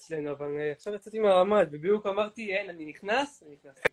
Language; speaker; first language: Hebrew; native; Hebrew